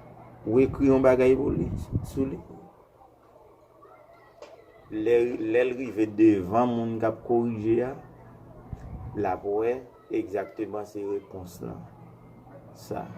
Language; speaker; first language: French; non-native, learner; Haitian Creole